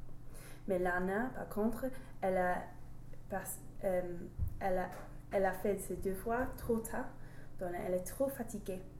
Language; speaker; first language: French; non-native, learner; English